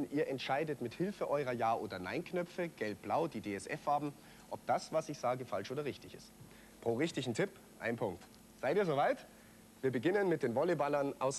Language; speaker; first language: German; native; German